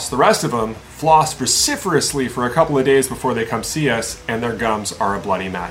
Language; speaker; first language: English; native; English